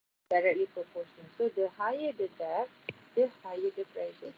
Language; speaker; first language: English; non-native, local second language; Malay